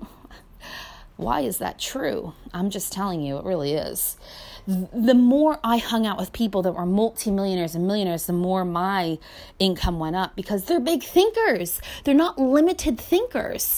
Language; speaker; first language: English; native; English